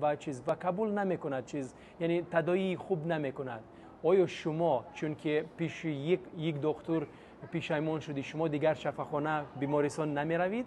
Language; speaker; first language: Persian; non-native, fluent; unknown